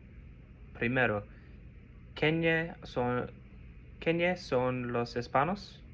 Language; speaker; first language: Spanish; non-native, learner; English